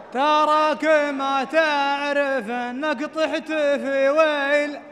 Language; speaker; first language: Arabic; native; Arabic